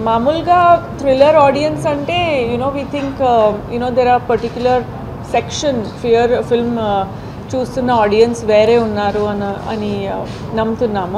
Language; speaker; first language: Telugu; non-native, learner; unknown